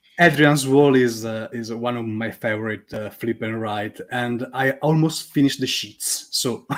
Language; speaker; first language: English; non-native, learner; Italian